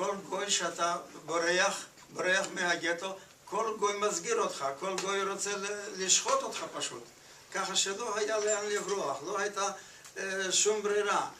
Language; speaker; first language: Hebrew; non-native, fluent; Yiddish